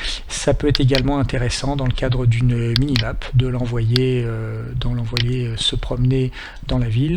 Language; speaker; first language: French; native; French